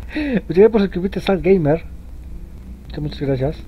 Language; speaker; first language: Spanish; native; Spanish